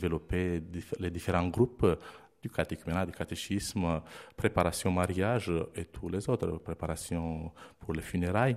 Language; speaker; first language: French; non-native, fluent; Romanian